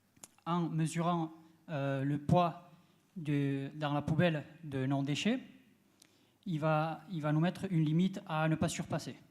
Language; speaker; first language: French; non-native, learner; Spanish